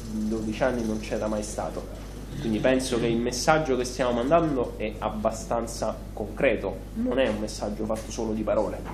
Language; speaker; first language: Italian; native; Italian